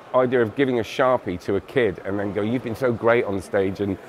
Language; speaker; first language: English; native; English